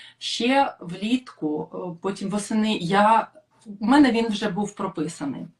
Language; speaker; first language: Ukrainian; non-native, local second language; Russian